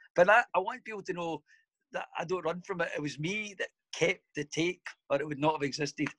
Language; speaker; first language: English; native; English